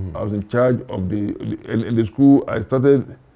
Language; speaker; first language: English; non-native, local second language; Hausa